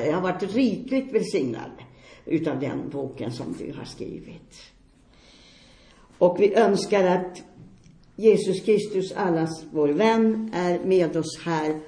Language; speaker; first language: Swedish; non-native, fluent; Finnish